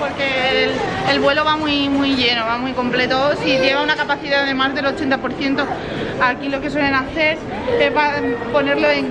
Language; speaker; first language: Spanish; native; Spanish